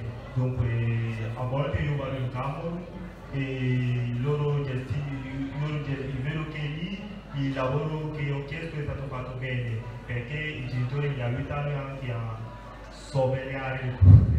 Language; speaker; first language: Italian; non-native, fluent; French